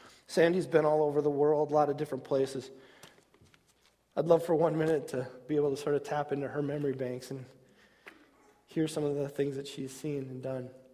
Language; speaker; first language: English; native; English